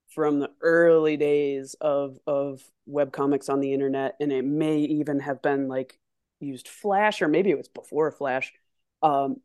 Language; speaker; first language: English; native; English